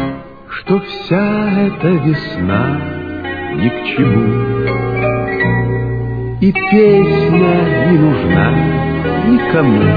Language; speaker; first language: Russian; native; Russian